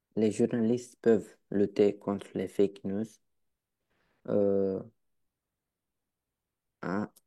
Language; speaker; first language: French; non-native, learner; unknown